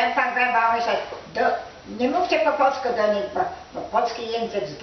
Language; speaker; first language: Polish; early bilingual, heritage; Polish